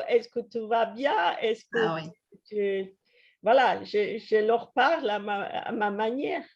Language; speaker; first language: French; non-native, fluent; Polish